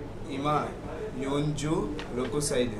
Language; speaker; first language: Japanese; non-native, learner; Bangla